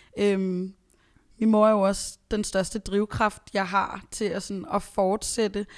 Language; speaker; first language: Danish; early bilingual, other home language; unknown